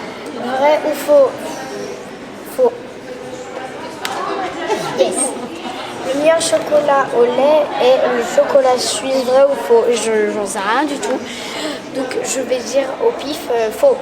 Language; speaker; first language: French; native; French